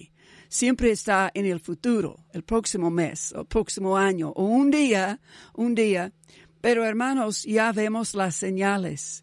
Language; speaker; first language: Spanish; non-native, fluent; English